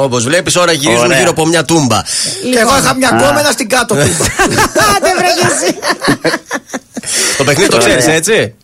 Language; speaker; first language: Greek; native; Greek